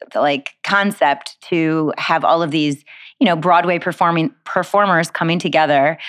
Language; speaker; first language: English; native; English